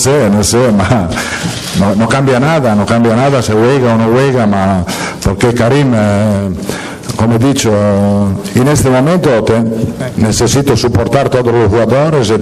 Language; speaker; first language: Spanish; non-native, fluent; Italian